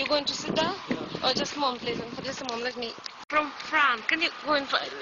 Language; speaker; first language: English; non-native, learner; Russian